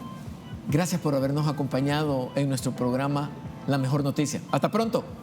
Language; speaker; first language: Spanish; native; Spanish